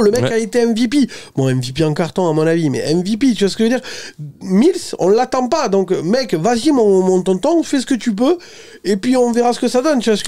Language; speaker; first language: French; native; French